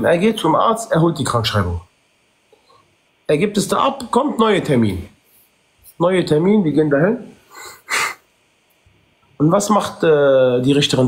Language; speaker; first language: German; early bilingual, other home language; Arabic